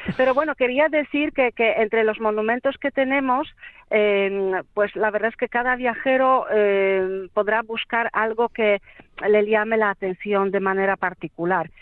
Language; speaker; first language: Spanish; non-native, fluent; Polish